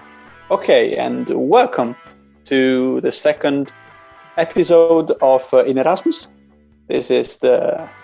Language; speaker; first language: English; non-native, fluent; Italian